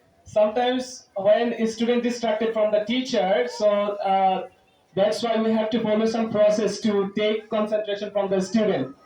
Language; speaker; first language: English; non-native, local second language; Bangla